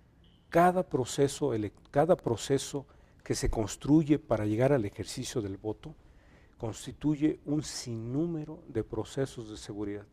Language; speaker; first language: Spanish; native; Spanish